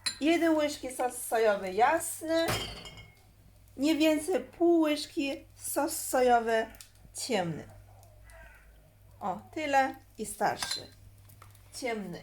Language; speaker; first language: Polish; non-native, learner; Chinese